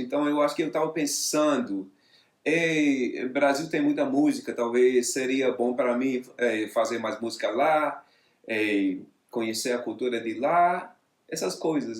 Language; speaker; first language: Portuguese; non-native, fluent; English